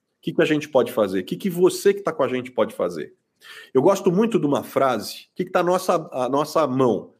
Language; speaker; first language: Portuguese; native; Portuguese